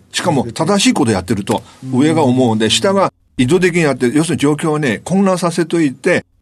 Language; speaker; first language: Japanese; non-native, fluent; Chinese